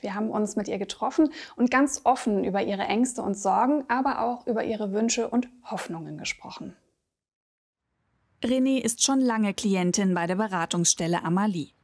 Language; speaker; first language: German; native; German